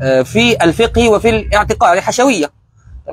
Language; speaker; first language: Arabic; non-native, fluent; Malay